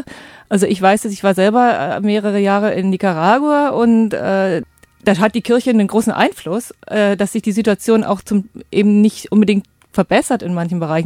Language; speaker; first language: German; native; German